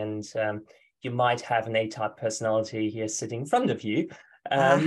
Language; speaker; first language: English; non-native, fluent; German